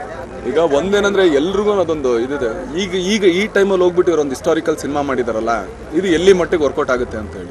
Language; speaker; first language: Kannada; native; Kannada